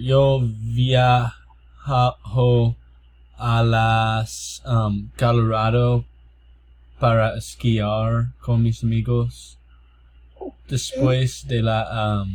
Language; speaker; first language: Spanish; non-native, learner; English